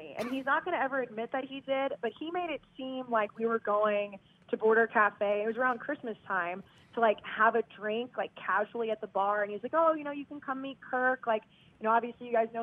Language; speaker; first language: English; native; English